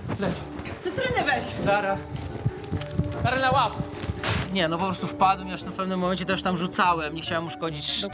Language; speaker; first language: Polish; native; Polish